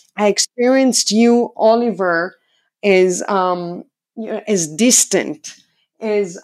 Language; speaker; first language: English; non-native, fluent; Hebrew